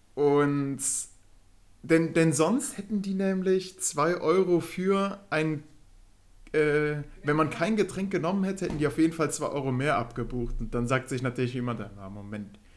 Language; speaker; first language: German; native; German